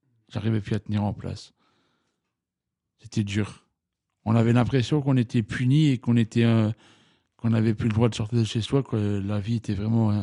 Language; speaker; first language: French; native; French